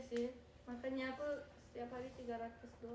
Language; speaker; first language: Indonesian; early bilingual, heritage; Indonesian